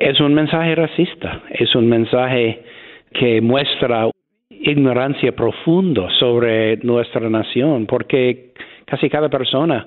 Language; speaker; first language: Spanish; non-native, fluent; English